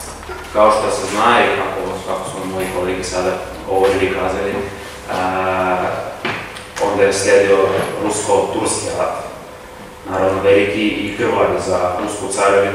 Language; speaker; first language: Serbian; non-native, fluent; Russian